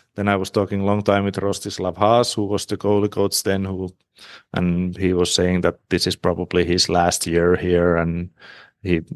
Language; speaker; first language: English; non-native, fluent; Finnish